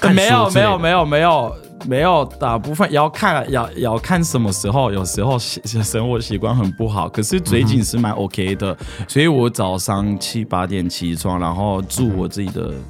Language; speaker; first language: Chinese; non-native, fluent; French